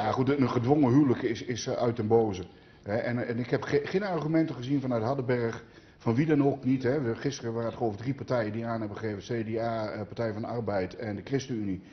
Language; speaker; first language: Dutch; native; Dutch